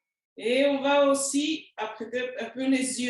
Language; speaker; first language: French; non-native, learner; Spanish